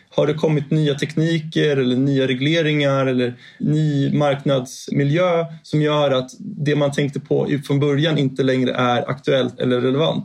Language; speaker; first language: Swedish; native; Swedish